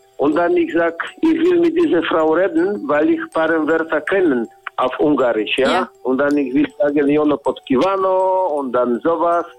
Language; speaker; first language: German; non-native, learner; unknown